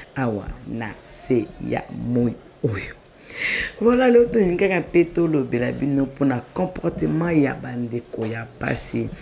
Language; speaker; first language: Lingala; non-native, local second language; Mongo